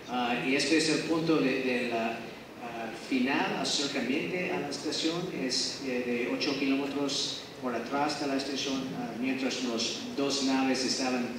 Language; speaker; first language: Spanish; non-native, fluent; English